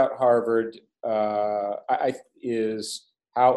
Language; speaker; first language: English; native; English